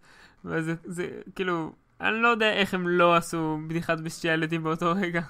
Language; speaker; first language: Hebrew; native; Hebrew